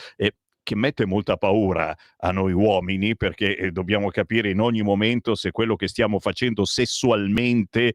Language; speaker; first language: Italian; native; Italian